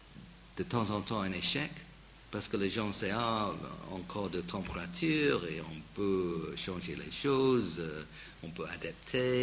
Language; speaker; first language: French; non-native, fluent; English